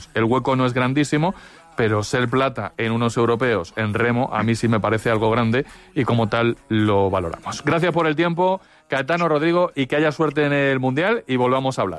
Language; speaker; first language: Spanish; native; Spanish